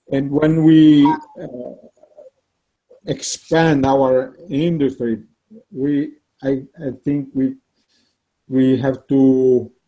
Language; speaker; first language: English; non-native, learner; Italian